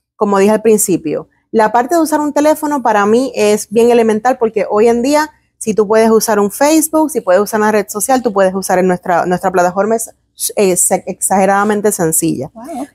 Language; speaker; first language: Spanish; native; Spanish